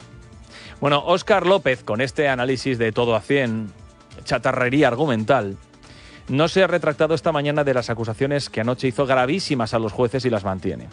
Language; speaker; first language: Spanish; native; Spanish